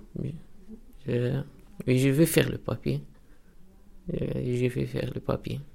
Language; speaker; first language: French; non-native, local second language; Arabic